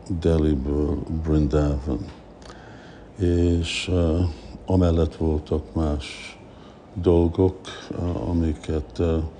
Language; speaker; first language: Hungarian; early bilingual, heritage; Hungarian